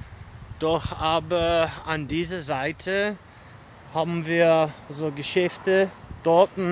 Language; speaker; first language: German; non-native, fluent; English